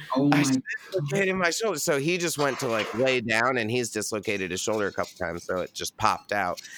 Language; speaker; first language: English; native; English